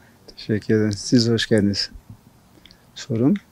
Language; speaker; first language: Turkish; non-native, learner; Portuguese